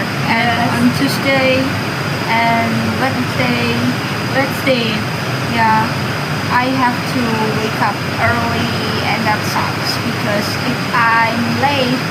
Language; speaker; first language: English; non-native, learner; Indonesian